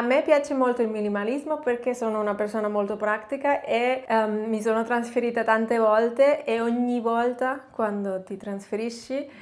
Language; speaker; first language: Italian; non-native, fluent; Catalan